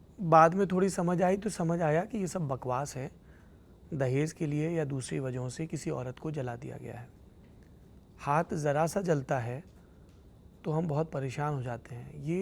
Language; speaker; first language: Hindi; native; Hindi